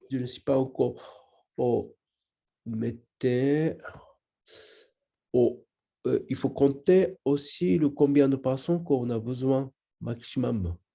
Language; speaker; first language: French; non-native, learner; Japanese